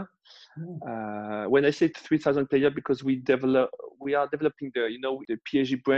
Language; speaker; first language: English; non-native, fluent; French